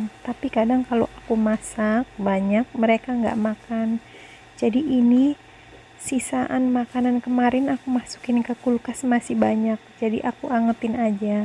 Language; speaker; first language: Indonesian; non-native, local second language; Javanese